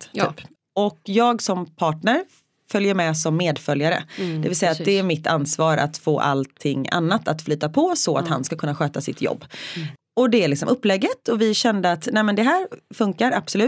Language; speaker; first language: Swedish; native; Swedish